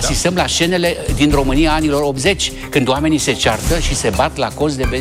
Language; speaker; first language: Romanian; native; Romanian